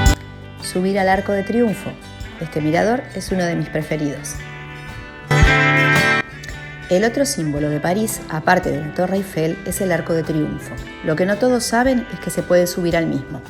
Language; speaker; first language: Spanish; native; Spanish